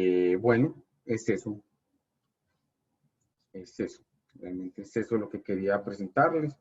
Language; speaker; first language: Spanish; native; Spanish